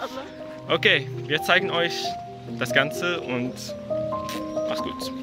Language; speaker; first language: German; non-native, fluent; Arabic